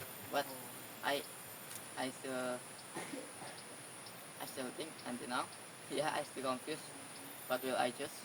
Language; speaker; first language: English; non-native, learner; Indonesian